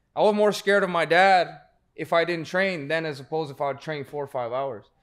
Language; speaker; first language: English; native; English